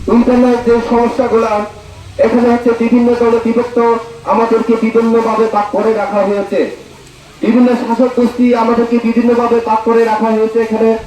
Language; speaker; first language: Bangla; non-native, local second language; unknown